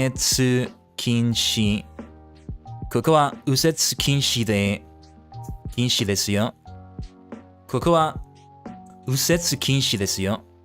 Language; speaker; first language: Japanese; non-native, learner; English